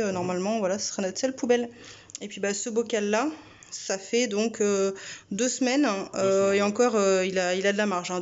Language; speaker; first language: French; native; French